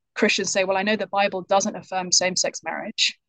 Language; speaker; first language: English; native; English